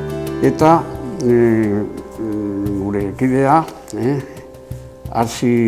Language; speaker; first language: Basque; non-native, local second language; Spanish